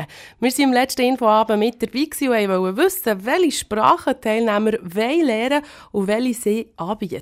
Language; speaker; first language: German; native; German